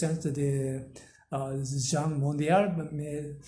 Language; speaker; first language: French; non-native, learner; Korean